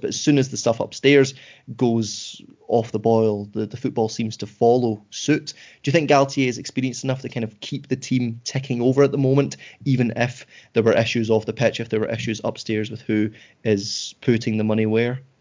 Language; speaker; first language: English; native; English